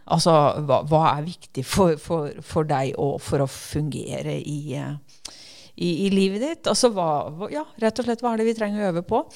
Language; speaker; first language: Norwegian; native; Norwegian